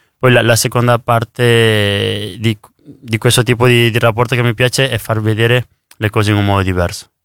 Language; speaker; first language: Italian; early bilingual, other home language; Spanish